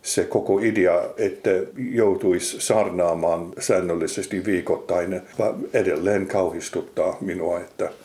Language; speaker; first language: Finnish; non-native, fluent; English